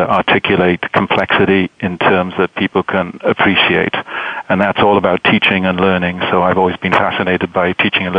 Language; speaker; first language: English; native; English